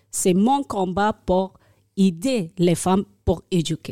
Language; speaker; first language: French; non-native, learner; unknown